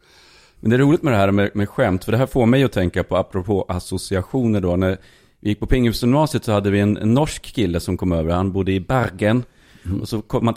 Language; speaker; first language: Swedish; native; Swedish